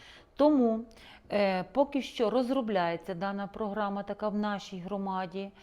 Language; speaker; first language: Ukrainian; native; Ukrainian